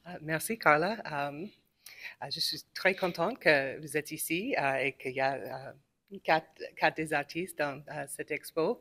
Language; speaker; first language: French; non-native, local second language; English